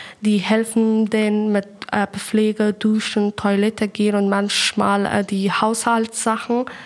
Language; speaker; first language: German; non-native, learner; Persian